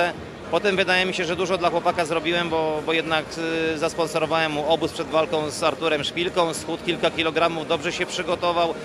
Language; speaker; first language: Polish; native; Polish